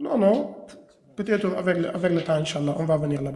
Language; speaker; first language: French; non-native, local second language; Wolof